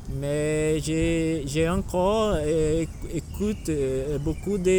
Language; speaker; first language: French; non-native, learner; Portuguese